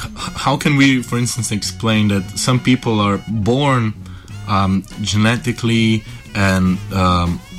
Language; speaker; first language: English; non-native, fluent; Slovenian